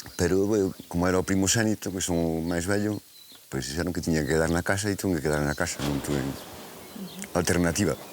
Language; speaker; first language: Galician; native; Galician